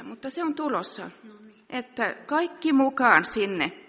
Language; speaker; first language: Finnish; non-native, local second language; Swedish